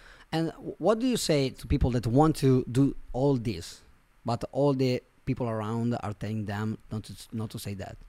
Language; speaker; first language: English; non-native, fluent; Italian